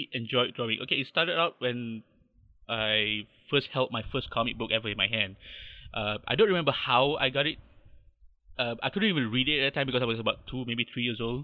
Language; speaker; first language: English; non-native, local second language; Malay